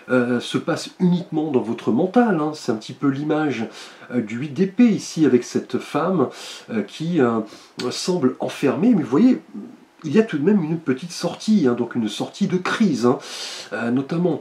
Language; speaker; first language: French; native; French